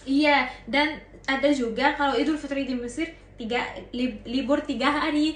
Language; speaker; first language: Indonesian; non-native, fluent; Arabic